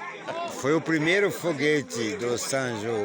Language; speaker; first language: Portuguese; native; Portuguese